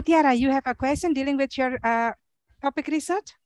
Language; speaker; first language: English; non-native, learner; Indonesian